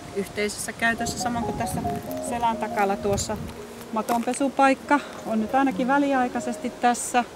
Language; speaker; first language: Finnish; native; Finnish